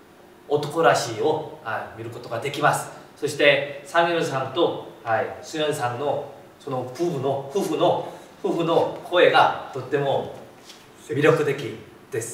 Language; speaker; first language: Japanese; non-native, fluent; Korean